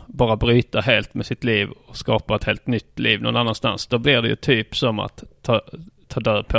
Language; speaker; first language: Swedish; native; Swedish